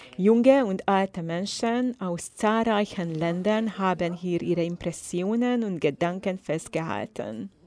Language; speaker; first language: German; non-native, fluent; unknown